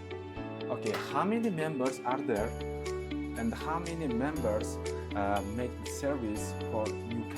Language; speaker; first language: English; non-native, local second language; Uzbek